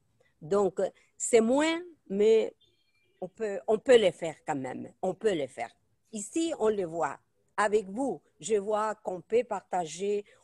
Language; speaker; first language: French; non-native, fluent; Spanish